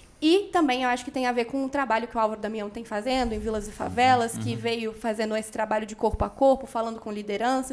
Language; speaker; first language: Portuguese; native; Portuguese